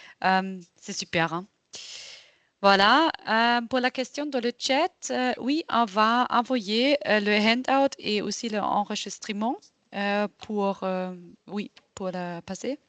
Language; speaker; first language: French; non-native, local second language; German